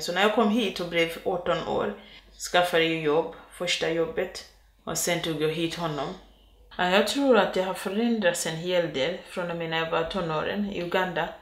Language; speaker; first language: Swedish; non-native, fluent; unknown